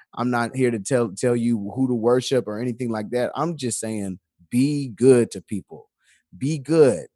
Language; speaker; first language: English; native; English